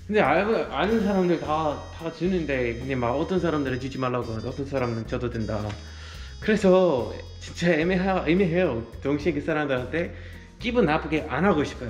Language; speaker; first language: Korean; non-native, fluent; English